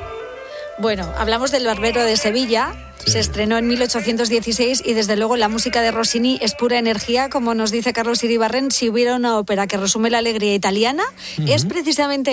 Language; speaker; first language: Spanish; native; Spanish